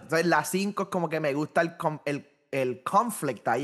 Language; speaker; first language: Spanish; native; Spanish